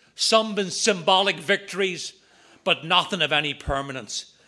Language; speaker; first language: English; native; English